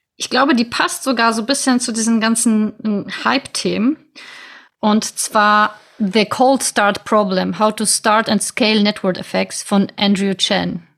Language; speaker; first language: German; non-native, fluent; Polish